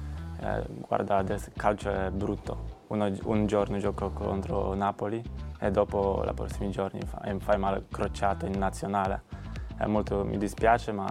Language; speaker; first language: Italian; non-native, learner; Polish